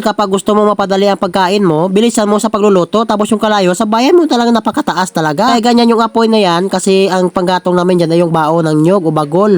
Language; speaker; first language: Filipino; non-native, local second language; Kinaray-a